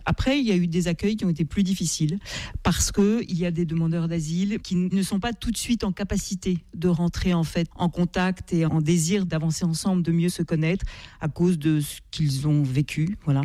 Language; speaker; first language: French; native; French